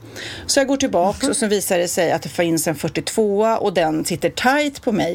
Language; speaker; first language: Swedish; native; Swedish